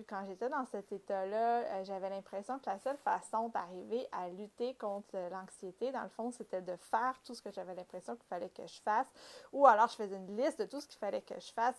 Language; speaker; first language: French; native; French